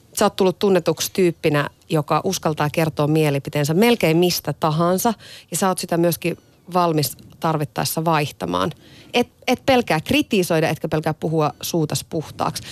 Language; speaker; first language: Finnish; native; Finnish